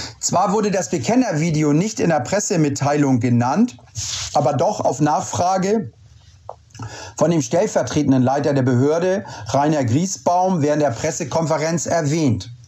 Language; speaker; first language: German; native; German